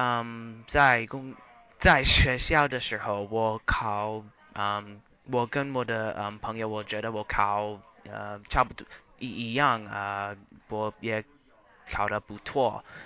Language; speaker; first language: Chinese; non-native, learner; English